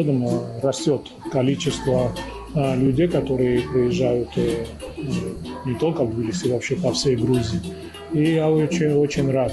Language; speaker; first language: Russian; non-native, fluent; Georgian